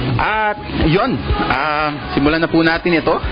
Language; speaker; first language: Filipino; native; Filipino